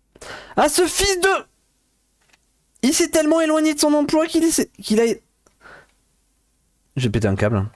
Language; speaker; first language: French; native; French